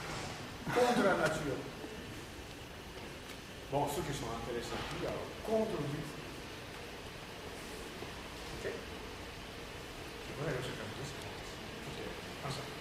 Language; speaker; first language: French; non-native, learner; Japanese